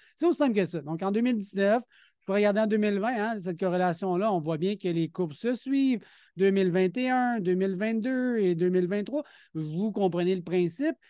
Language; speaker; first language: French; native; French